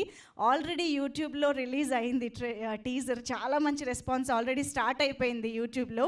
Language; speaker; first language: Telugu; native; Telugu